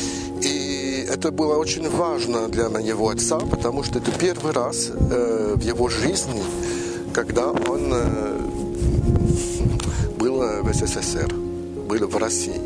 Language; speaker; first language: Russian; early bilingual, heritage; Russian